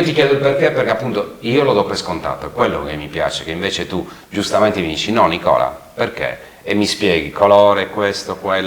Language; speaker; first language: Italian; native; Italian